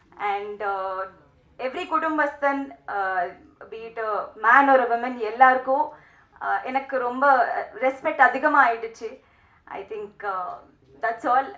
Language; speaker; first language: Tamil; non-native, learner; Telugu